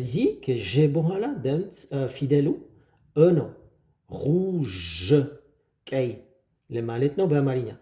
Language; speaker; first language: Amharic; non-native, fluent; French